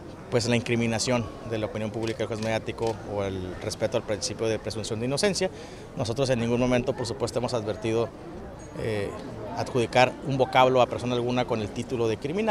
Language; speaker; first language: Spanish; native; Spanish